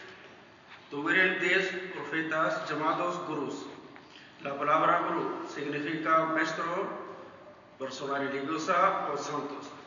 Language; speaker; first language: Spanish; non-native, learner; Punjabi